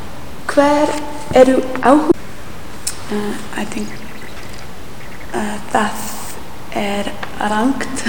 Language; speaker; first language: Icelandic; non-native, learner; English